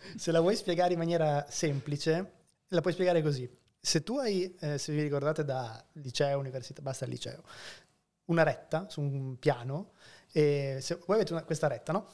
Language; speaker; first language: Italian; native; Italian